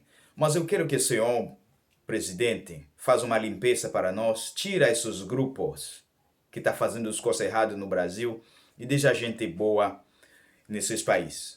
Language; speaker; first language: Portuguese; non-native, learner; Haitian Creole